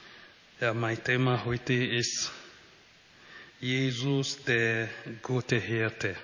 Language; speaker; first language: German; non-native, fluent; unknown